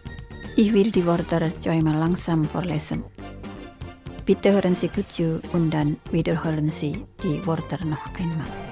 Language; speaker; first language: German; non-native, fluent; Indonesian